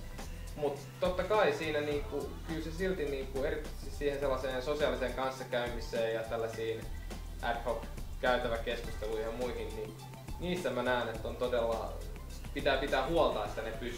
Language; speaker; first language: Finnish; native; Finnish